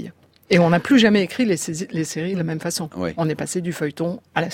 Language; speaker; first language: French; native; French